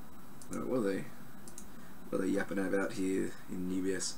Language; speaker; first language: English; native; English